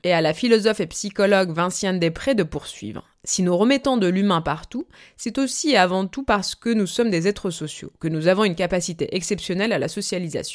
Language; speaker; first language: French; native; French